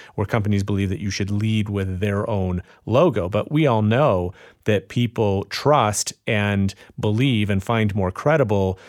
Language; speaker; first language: English; native; English